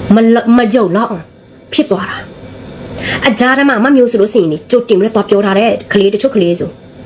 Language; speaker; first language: Burmese; non-native, local second language; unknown